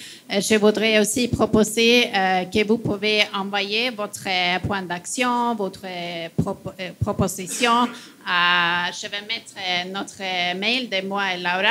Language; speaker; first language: French; non-native, fluent; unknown